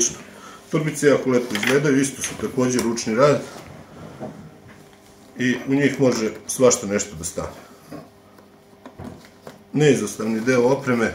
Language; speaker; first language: Serbian; native; Serbian